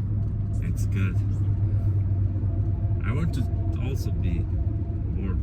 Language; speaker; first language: English; non-native, learner; Kazakh